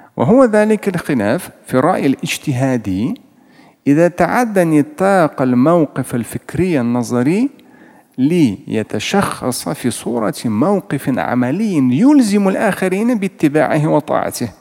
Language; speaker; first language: Arabic; non-native, fluent; Russian